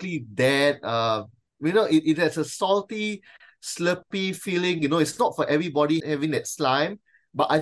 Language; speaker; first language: English; non-native, local second language; Chinese